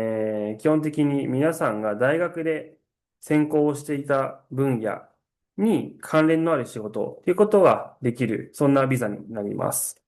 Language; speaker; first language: Japanese; native; Japanese